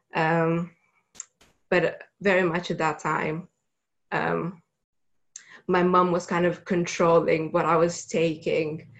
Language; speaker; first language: English; non-native, fluent; Romanian